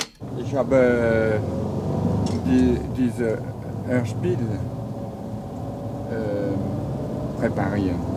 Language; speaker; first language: German; non-native, learner; French